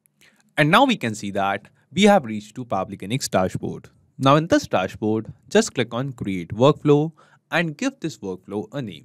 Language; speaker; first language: English; non-native, local second language; Hindi